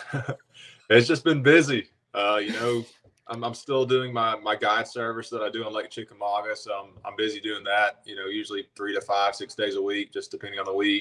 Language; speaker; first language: English; native; English